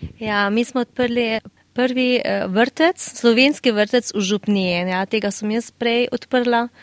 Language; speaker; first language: Slovenian; early bilingual, heritage; Slovenian